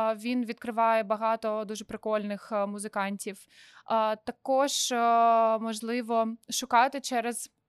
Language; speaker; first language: Ukrainian; non-native, local second language; Russian